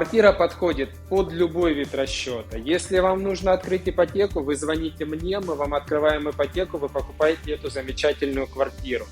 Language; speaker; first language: Russian; native; Russian